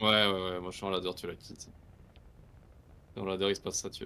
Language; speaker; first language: French; native; French